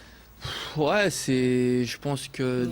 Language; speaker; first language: French; non-native, fluent; Portuguese